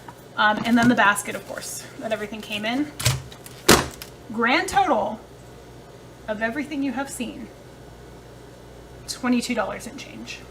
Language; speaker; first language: English; native; English